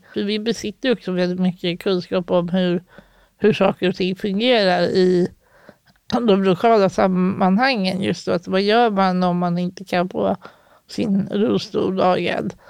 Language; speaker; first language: Swedish; native; Swedish